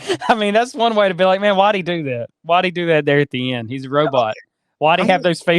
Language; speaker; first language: English; native; English